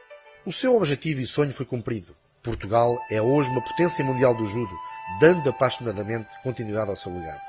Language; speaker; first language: Portuguese; native; Portuguese